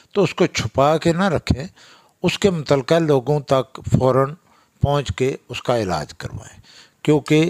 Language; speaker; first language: Urdu; non-native, local second language; Pahari-Potwari